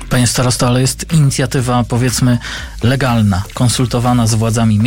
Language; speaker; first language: Polish; native; Polish